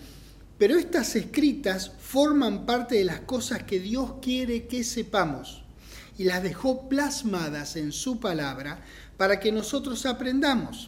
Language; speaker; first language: Spanish; native; Spanish